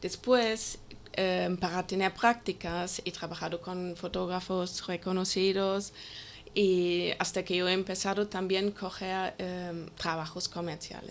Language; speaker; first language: Spanish; non-native, fluent; German